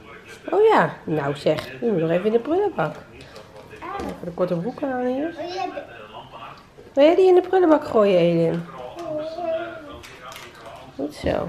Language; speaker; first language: Dutch; native; Dutch